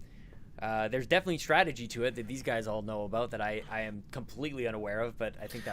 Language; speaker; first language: English; native; English